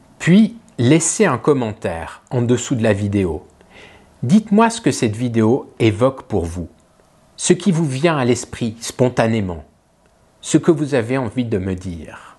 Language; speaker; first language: French; native; French